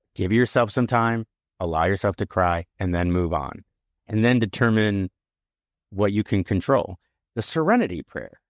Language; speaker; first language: English; native; English